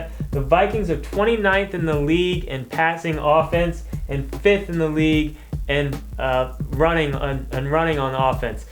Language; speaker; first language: English; native; English